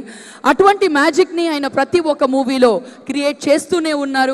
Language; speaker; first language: Telugu; native; Telugu